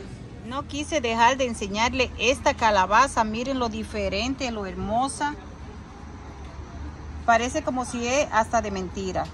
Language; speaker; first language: Spanish; native; Spanish